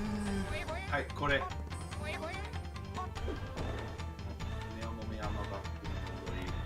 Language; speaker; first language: Japanese; non-native, learner; English